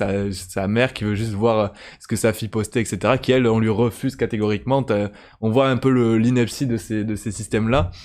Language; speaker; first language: French; native; French